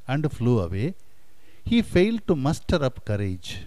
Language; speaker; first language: English; non-native, local second language; Tamil